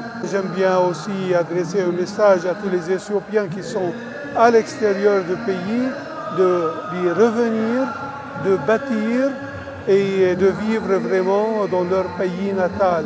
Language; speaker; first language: French; non-native, local second language; Arabic